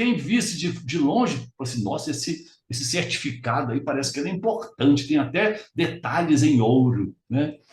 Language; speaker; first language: Portuguese; native; Portuguese